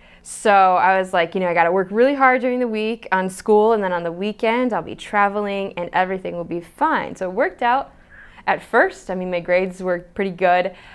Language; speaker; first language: English; native; English